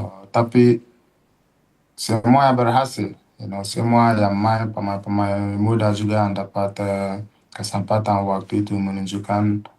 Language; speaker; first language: Indonesian; non-native, fluent; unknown